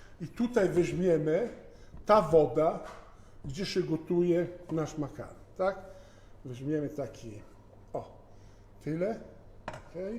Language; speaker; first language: Polish; non-native, fluent; Italian